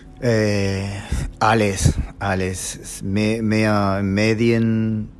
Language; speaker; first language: German; non-native, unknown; Spanish